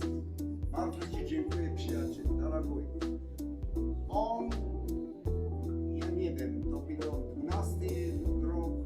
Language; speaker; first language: Polish; non-native, learner; Armenian